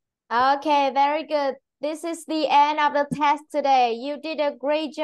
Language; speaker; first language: English; non-native, fluent; Vietnamese